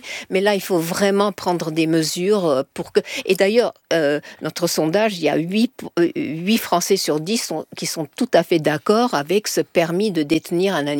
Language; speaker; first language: French; native; French